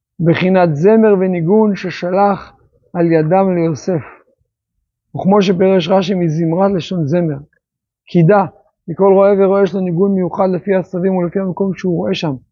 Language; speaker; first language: Hebrew; native; Hebrew